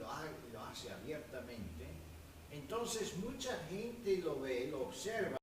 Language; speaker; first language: Spanish; non-native, fluent; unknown